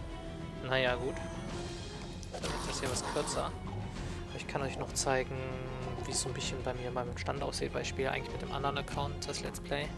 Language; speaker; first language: German; native; German